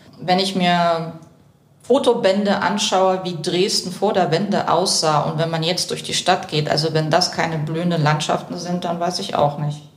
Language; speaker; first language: German; early bilingual, other home language; Russian